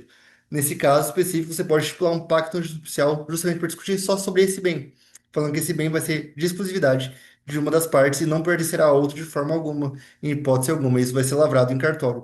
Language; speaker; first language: Portuguese; native; Portuguese